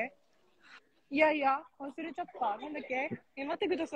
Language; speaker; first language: Japanese; non-native, learner; Korean